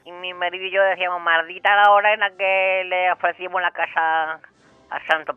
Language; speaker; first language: Spanish; native; Spanish